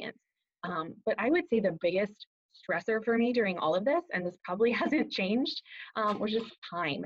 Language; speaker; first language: English; native; English